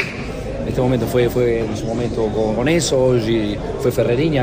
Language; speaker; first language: Portuguese; non-native, fluent; Spanish